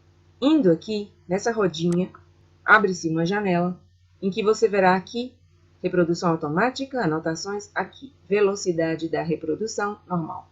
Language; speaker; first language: Portuguese; non-native, fluent; Spanish